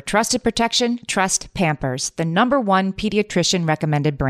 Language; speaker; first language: English; native; English